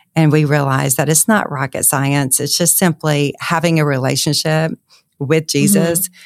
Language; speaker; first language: English; native; English